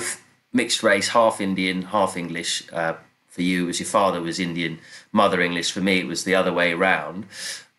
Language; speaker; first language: English; native; English